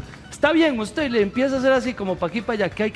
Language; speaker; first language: Spanish; native; Spanish